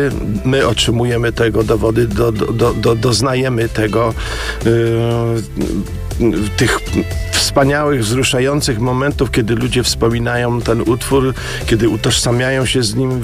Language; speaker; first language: Polish; native; Polish